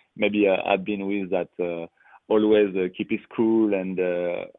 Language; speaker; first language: English; non-native, fluent; French